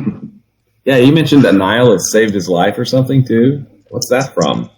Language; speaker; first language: English; native; English